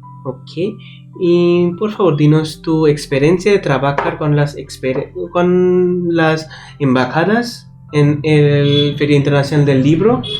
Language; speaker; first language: Spanish; non-native, learner; Bangla